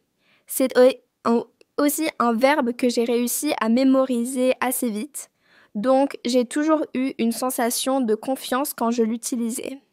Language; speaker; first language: French; non-native, fluent; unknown